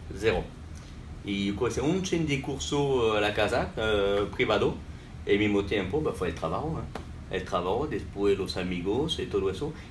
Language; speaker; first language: Spanish; non-native, fluent; French